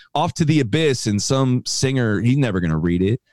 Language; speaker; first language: English; native; English